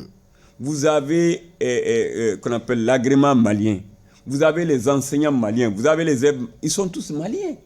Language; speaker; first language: French; non-native, local second language; Bambara